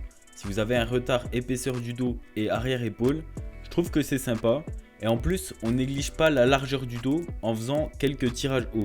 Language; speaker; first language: French; native; French